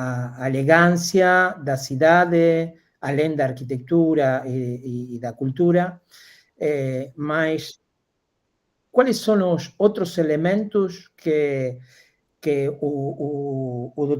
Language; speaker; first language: Portuguese; non-native, fluent; Spanish